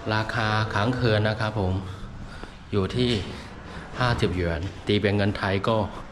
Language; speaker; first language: Thai; non-native, fluent; Chinese